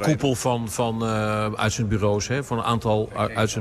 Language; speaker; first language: Dutch; native; Dutch